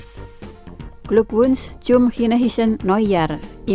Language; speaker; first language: German; non-native, fluent; Indonesian